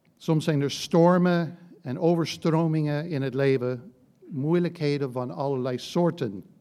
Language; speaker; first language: Dutch; non-native, fluent; English